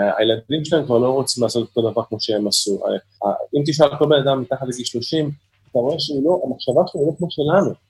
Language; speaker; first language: Hebrew; native; Hebrew